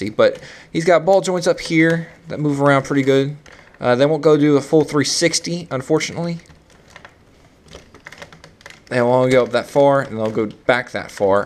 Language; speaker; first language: English; native; English